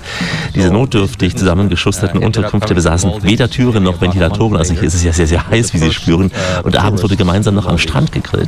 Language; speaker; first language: German; native; German